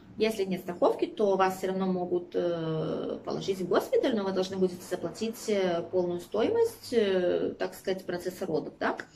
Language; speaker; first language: Russian; native; Russian